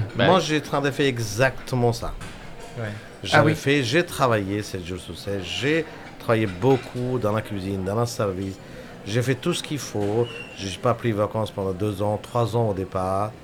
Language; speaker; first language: French; non-native, fluent; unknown